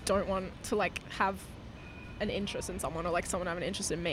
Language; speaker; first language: English; non-native, local second language; Cantonese